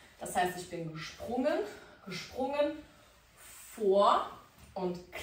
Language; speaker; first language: German; native; German